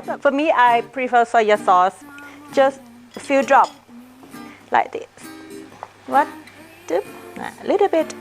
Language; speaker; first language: English; non-native, fluent; Thai